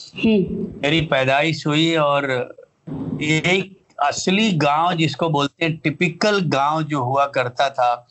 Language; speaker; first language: Hindi; native; Hindi